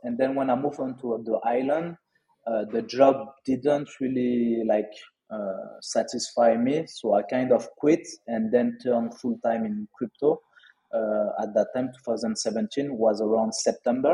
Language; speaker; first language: English; non-native, fluent; French